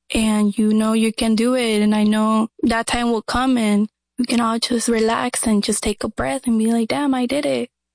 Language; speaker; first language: English; early bilingual, other home language; Spanish